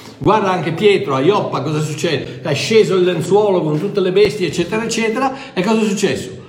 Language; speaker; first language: Italian; native; Italian